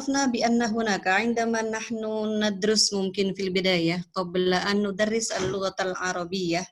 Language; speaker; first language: Arabic; non-native, fluent; Indonesian